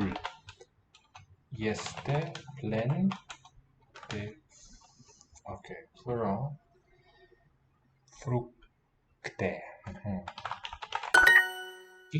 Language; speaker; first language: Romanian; non-native, learner; English